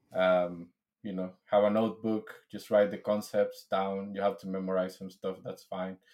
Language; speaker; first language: English; non-native, fluent; Spanish